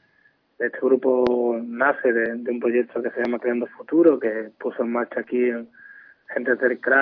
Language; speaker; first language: Spanish; native; Spanish